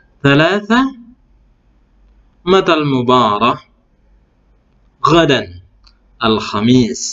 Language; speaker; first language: Arabic; non-native, fluent; Indonesian